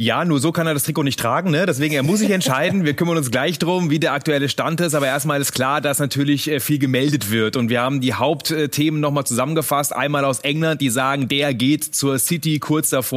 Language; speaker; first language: German; native; German